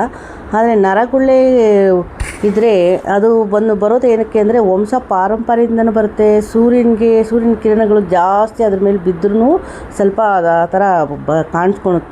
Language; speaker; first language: Kannada; native; Kannada